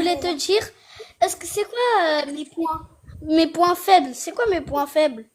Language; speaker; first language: French; early bilingual, other home language; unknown